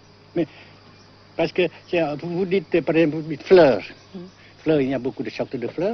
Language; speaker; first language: French; non-native, fluent; Vietnamese